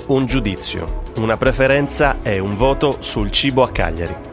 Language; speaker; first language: Italian; native; Italian